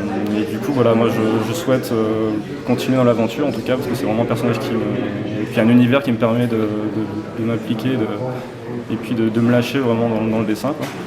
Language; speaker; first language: French; native; French